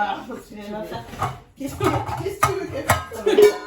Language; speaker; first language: French; native; French